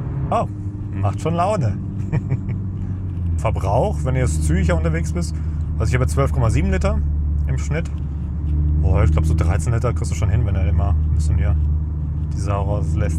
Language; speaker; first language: German; native; German